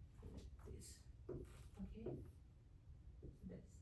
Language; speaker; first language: English; non-native, fluent; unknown